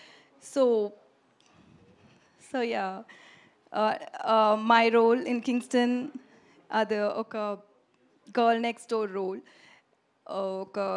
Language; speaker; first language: Telugu; non-native, learner; Tamil